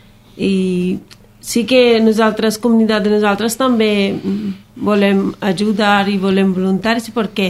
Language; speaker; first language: Catalan; non-native, learner; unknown